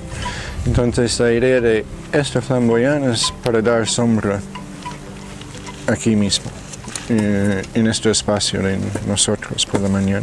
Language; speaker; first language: Spanish; non-native, fluent; English